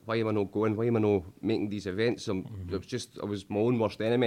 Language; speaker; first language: English; native; English